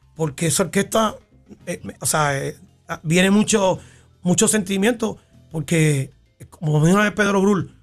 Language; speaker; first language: Spanish; native; Spanish